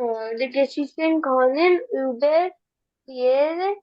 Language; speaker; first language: German; non-native, learner; Hindi